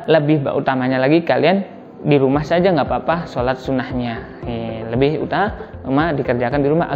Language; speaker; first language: Indonesian; native; Indonesian